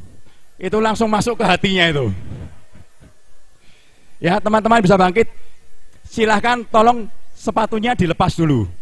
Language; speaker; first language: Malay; non-native, local second language; Javanese